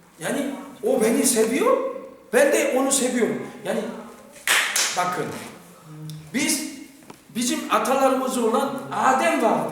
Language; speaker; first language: Turkish; non-native, fluent; Korean